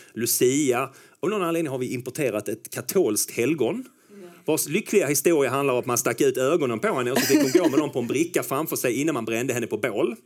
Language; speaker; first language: Swedish; native; Swedish